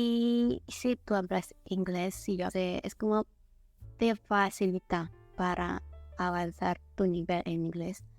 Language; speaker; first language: Spanish; non-native, learner; Indonesian